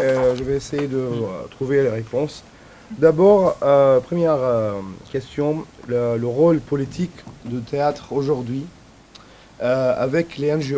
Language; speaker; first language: French; non-native, fluent; Arabic